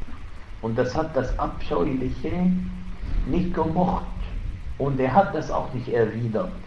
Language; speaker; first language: German; non-native, fluent; Arabic